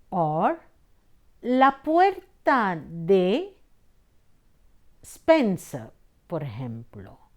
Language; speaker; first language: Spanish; non-native, fluent; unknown